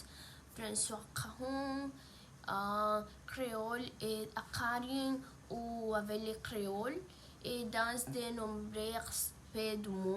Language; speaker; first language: French; non-native, learner; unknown